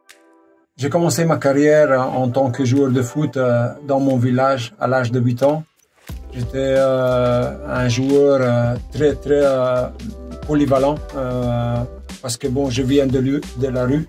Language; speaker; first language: French; non-native, local second language; Hungarian